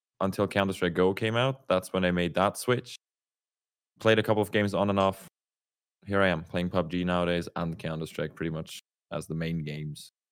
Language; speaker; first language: English; non-native, fluent; German